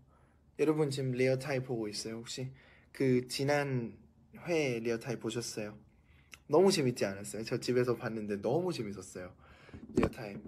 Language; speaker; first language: Korean; non-native, fluent; Thai